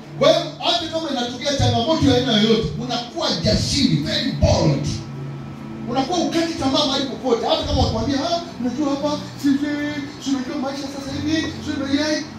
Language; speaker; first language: Swahili; native; Swahili